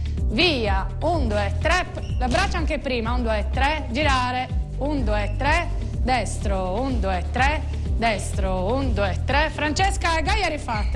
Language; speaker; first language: Italian; native; Italian